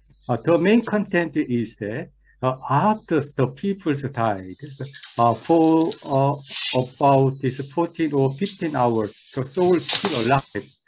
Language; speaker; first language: English; non-native, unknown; Korean